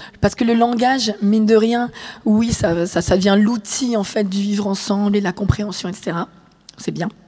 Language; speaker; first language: French; native; French